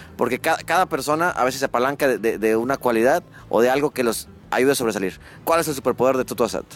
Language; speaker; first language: Spanish; native; Spanish